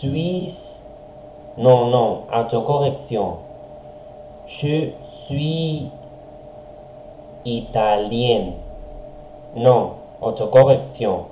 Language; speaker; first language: French; non-native, learner; Spanish